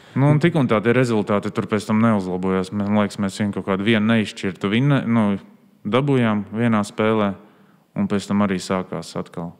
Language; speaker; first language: Latvian; native; Latvian